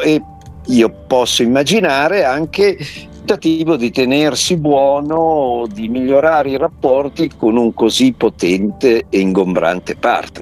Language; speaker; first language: Italian; native; Italian